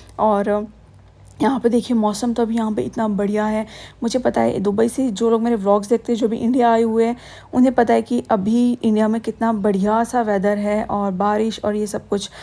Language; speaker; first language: Hindi; native; Hindi